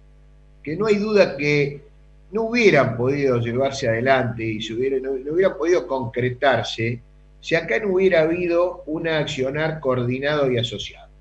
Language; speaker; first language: Spanish; native; Spanish